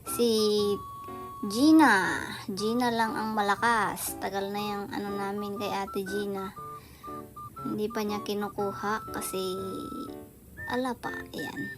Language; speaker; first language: Filipino; non-native, local second language; Iloko